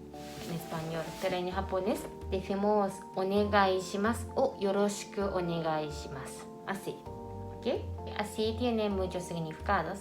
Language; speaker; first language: Spanish; non-native, fluent; Japanese